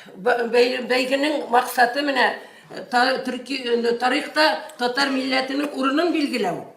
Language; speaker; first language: Tatar; native; Tatar